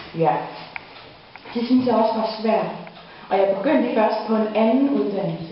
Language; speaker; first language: Danish; native; Danish